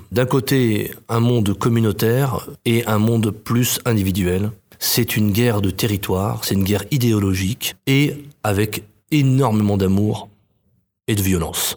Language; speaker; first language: French; native; French